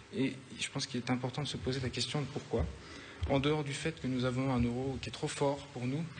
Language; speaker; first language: French; native; French